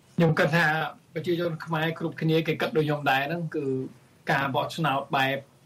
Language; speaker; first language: Khmer; early bilingual, heritage; Khmer